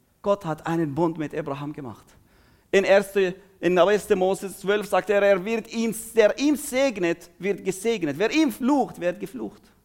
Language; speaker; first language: German; non-native, fluent; Arabic